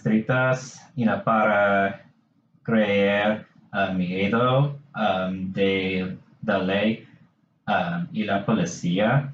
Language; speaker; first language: Spanish; non-native, learner; English